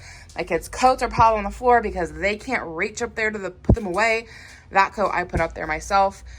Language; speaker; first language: English; native; English